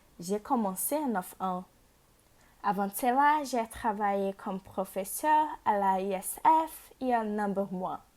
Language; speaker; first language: French; non-native, learner; Portuguese